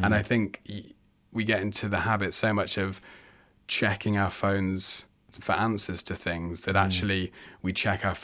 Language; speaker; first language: English; native; English